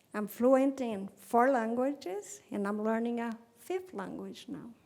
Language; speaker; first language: English; non-native, fluent; Portuguese